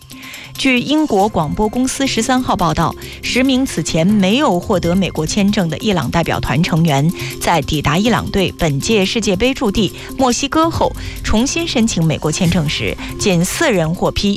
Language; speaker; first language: Chinese; native; Chinese